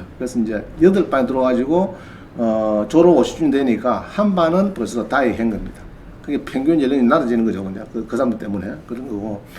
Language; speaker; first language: Korean; native; Korean